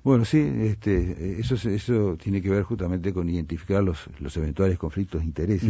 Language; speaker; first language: Spanish; native; Spanish